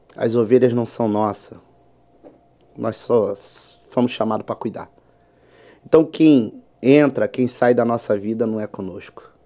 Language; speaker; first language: Portuguese; native; Portuguese